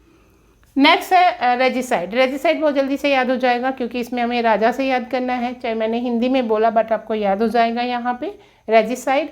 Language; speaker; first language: Hindi; native; Hindi